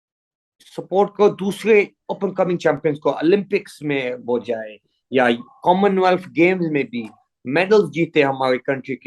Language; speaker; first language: Hindi; early bilingual, heritage; English